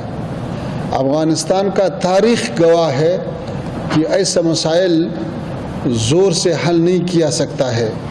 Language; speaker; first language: Hindi; non-native, fluent; Pashto